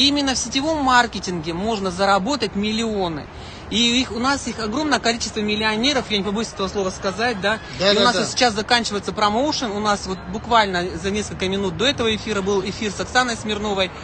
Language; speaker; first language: Russian; native; Russian